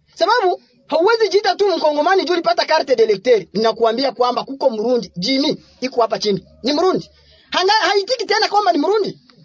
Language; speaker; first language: Swahili; native; Swahili